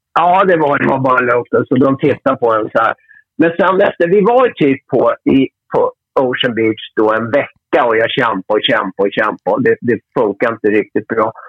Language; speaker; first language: Swedish; native; Swedish